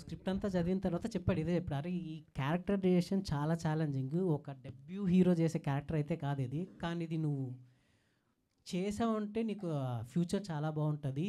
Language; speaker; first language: Telugu; native; Telugu